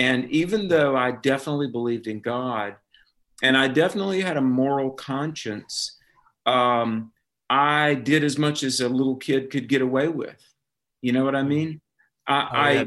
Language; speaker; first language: English; native; English